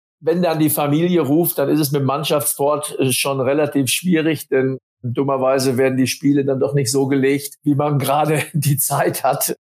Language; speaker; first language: German; native; German